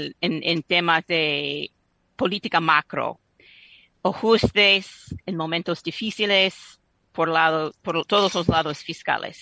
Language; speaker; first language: Spanish; non-native, fluent; English